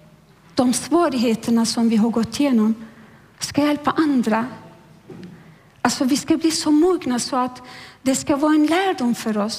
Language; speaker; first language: Swedish; non-native, fluent; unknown